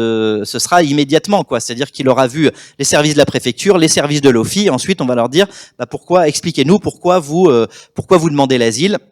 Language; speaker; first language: French; native; French